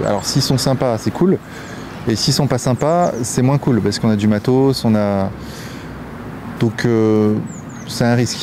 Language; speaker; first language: French; native; French